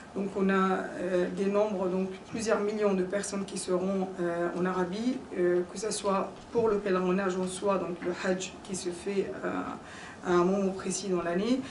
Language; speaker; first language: French; non-native, fluent; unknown